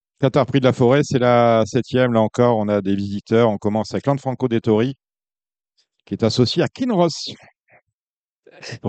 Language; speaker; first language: French; native; French